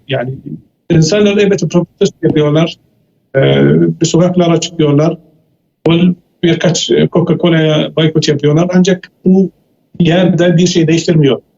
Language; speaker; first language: Turkish; non-native, fluent; Arabic